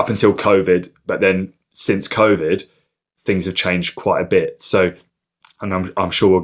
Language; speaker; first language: English; native; English